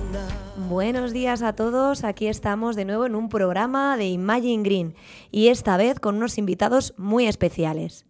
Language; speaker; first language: Spanish; native; Spanish